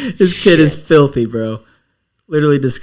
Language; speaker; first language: English; native; English